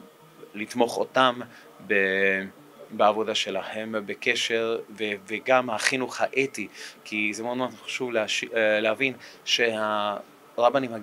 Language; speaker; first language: Hebrew; non-native, fluent; German